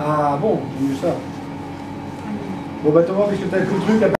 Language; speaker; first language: French; native; French